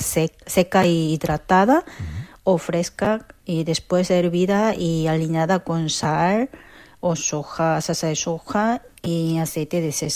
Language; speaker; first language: Spanish; non-native, fluent; Korean